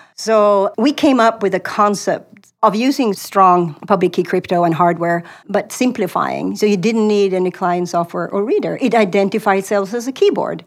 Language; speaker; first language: English; non-native, fluent; Swedish